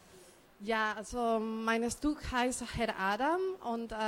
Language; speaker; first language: German; non-native, learner; Spanish